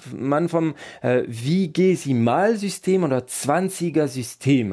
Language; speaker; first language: German; non-native, local second language; French